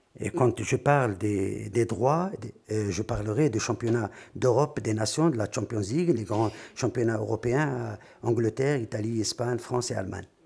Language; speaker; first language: French; non-native, local second language; Arabic